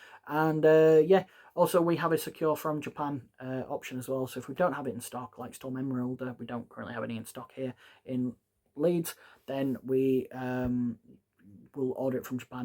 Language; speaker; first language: English; native; English